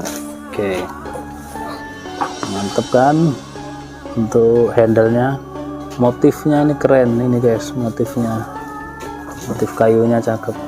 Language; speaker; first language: Indonesian; native; Indonesian